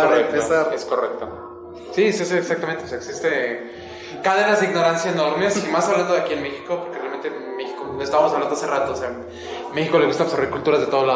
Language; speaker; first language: Spanish; native; Spanish